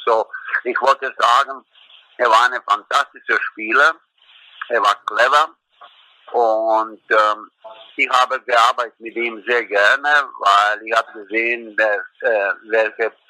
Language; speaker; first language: German; non-native, learner; Croatian